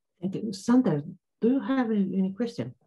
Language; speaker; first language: English; non-native, learner; Estonian